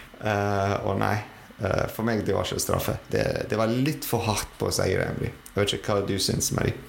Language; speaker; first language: Norwegian; non-native, fluent; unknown